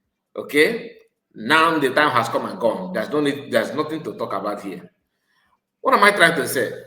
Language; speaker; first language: English; non-native, local second language; Igbo